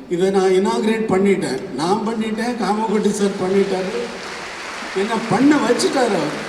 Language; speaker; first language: Tamil; native; Tamil